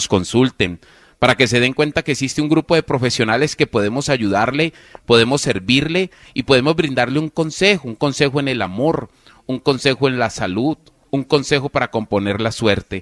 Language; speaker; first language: Spanish; native; Spanish